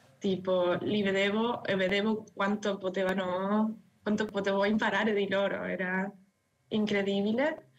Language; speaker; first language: Italian; non-native, fluent; Spanish